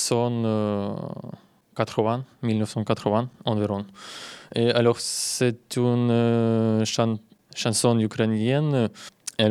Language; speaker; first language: French; non-native, learner; Ukrainian